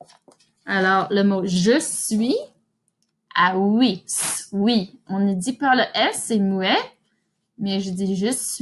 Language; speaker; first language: French; non-native, fluent; English